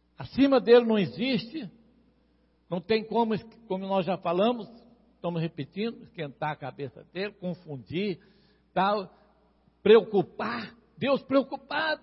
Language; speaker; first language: Portuguese; native; Portuguese